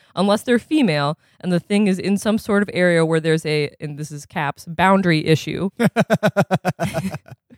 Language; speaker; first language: English; native; English